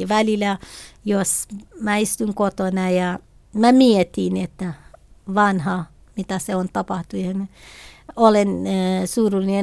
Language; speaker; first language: Finnish; non-native, learner; Kurdish